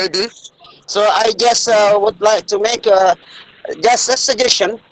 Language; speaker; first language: English; non-native, learner; Indonesian